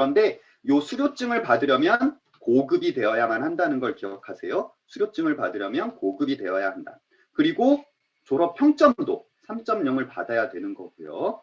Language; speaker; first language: Korean; native; Korean